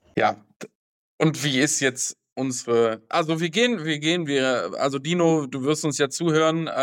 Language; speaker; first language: German; native; German